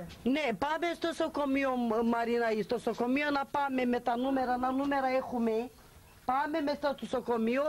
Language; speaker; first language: Greek; non-native, local second language; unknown